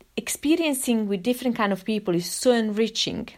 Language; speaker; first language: English; non-native, fluent; Italian